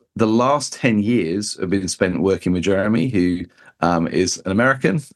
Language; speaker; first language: English; native; English